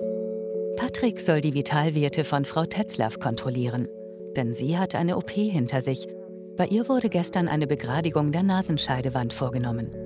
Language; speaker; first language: German; native; German